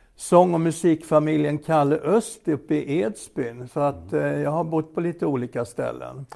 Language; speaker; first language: Swedish; native; Swedish